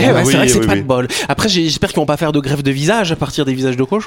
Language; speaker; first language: French; native; French